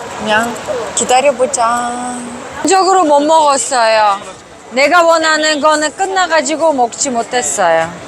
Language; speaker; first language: Korean; non-native, fluent; Uzbek